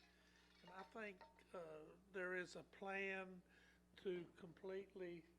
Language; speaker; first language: English; native; English